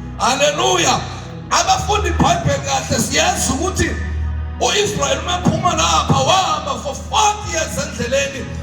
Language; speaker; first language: Zulu; non-native, local second language; Xhosa